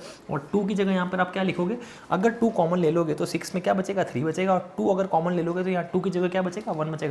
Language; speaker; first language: Hindi; native; Hindi